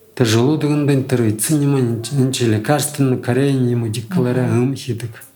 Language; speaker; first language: Russian; non-native, local second language; Buriat